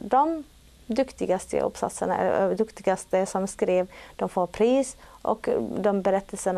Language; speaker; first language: Swedish; non-native, fluent; Arabic